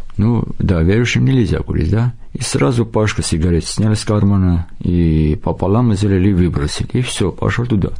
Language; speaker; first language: Russian; non-native, local second language; Armenian